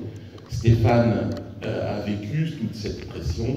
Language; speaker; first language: French; native; French